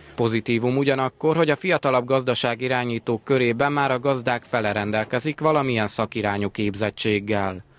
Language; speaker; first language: Hungarian; native; Hungarian